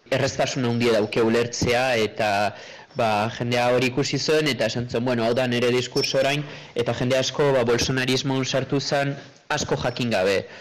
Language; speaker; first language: Basque; early bilingual, other home language; Portuguese